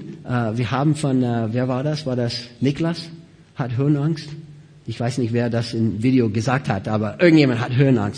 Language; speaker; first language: German; non-native, fluent; English